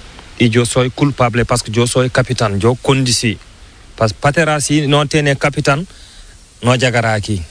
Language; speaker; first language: Spanish; non-native, learner; Fula